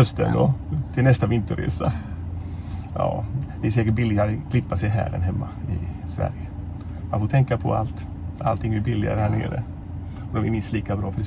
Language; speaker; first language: Swedish; native; Swedish